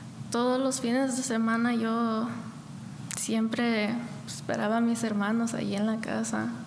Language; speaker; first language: Spanish; early bilingual, heritage; Spanish